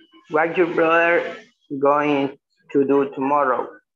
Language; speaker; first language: English; non-native, learner; Spanish